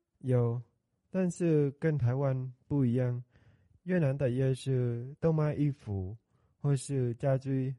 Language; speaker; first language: Chinese; non-native, learner; Vietnamese